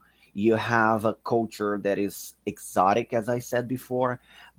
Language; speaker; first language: English; non-native, fluent; Portuguese